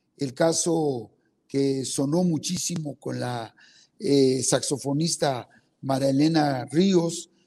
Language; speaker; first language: Spanish; non-native, local second language; Zapotec